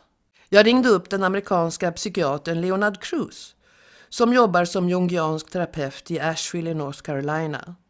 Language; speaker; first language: Swedish; native; Swedish